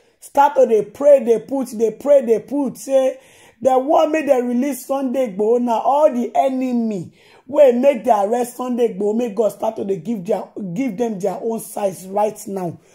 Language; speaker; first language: Nigerian Pidgin; non-native, local second language; Yoruba